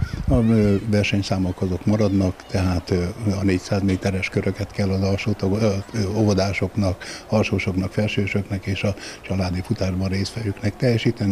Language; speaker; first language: Hungarian; native; Hungarian